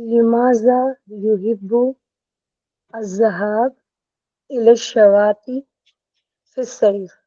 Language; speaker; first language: Arabic; non-native, learner; Hindi